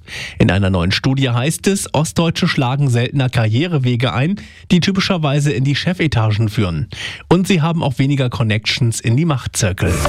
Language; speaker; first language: German; native; German